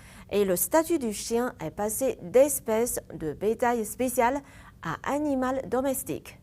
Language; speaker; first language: French; non-native, fluent; Chinese